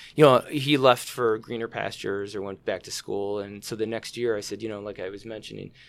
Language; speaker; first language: English; native; English